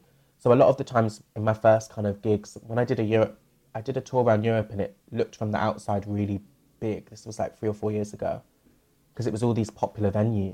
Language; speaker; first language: English; native; English